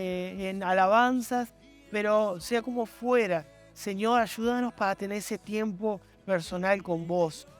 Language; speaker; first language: Spanish; native; Spanish